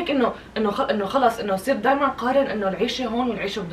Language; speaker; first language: Arabic; native; Arabic